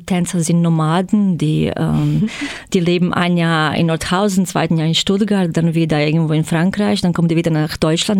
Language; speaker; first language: German; non-native, fluent; Croatian